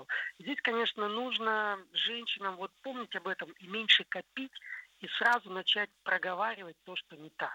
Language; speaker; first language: Russian; native; Russian